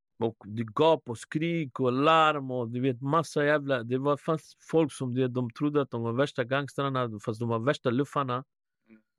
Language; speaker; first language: Swedish; early bilingual, other home language; Spanish